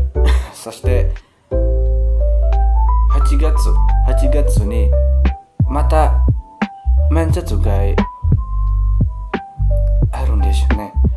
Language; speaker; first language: Japanese; non-native, learner; Indonesian